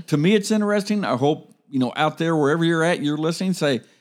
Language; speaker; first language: English; native; English